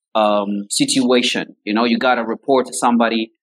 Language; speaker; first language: English; non-native, fluent; Spanish